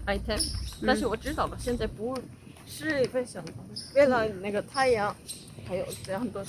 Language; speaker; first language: Chinese; non-native, learner; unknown